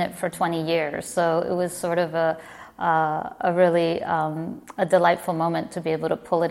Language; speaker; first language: English; native; English